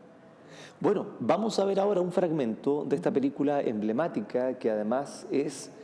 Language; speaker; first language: Spanish; native; Spanish